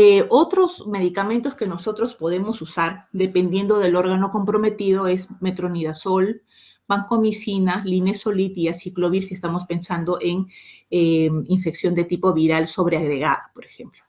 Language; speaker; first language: Spanish; native; Spanish